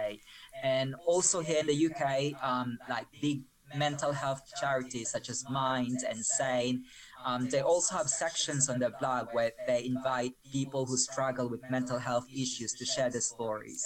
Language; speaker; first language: English; non-native, local second language; Filipino